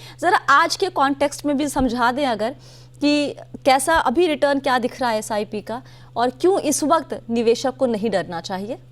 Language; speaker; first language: Hindi; native; Hindi